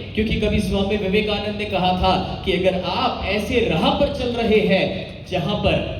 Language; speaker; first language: Hindi; non-native, local second language; Gujarati